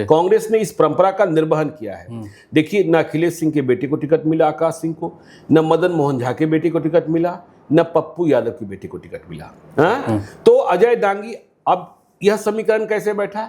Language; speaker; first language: Hindi; native; Hindi